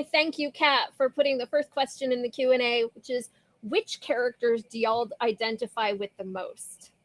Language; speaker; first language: English; native; English